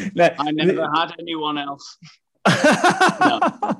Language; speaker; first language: English; native; English